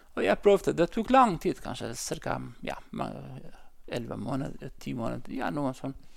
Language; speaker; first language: Norwegian; non-native, learner; Central Kurdish